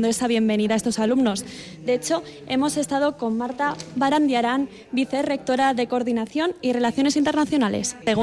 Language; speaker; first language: Spanish; native; Spanish